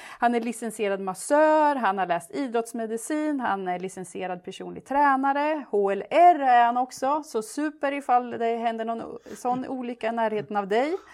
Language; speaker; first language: Swedish; native; Swedish